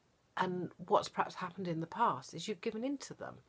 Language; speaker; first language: English; native; English